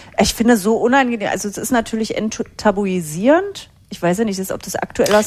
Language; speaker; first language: German; native; German